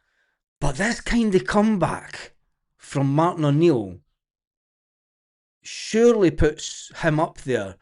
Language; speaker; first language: English; native; English